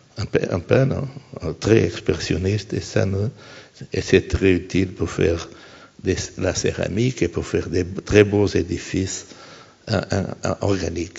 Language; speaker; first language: French; non-native, fluent; Portuguese